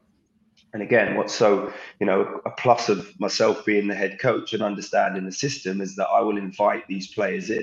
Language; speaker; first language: English; native; English